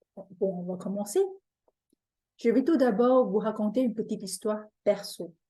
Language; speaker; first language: French; non-native, fluent; English